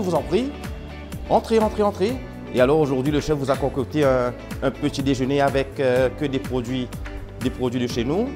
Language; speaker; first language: French; non-native, local second language; Morisyen